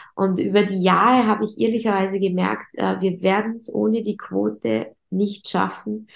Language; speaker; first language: German; native; German